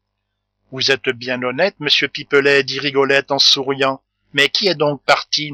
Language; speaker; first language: French; native; French